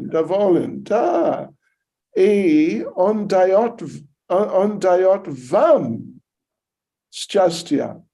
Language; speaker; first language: Russian; non-native, learner; English